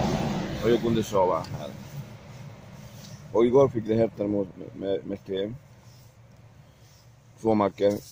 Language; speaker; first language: Swedish; non-native, learner; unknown